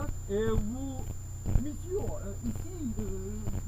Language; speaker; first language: French; non-native, learner; Russian